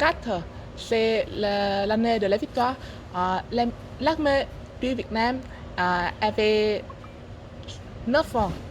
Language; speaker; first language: French; non-native, learner; Vietnamese